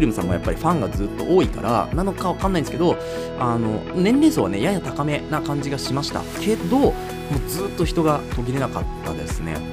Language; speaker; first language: Japanese; native; Japanese